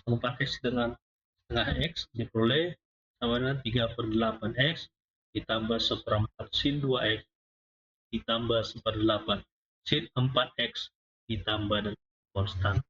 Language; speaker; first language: Indonesian; native; Indonesian